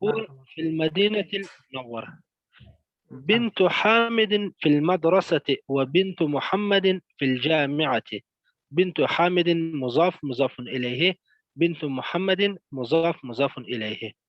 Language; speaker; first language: Arabic; non-native, learner; Pashto